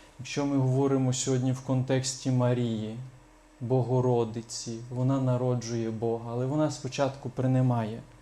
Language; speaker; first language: Ukrainian; native; Ukrainian